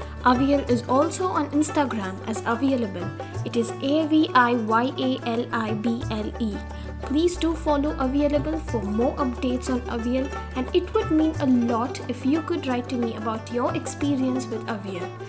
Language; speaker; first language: English; non-native, local second language; Tamil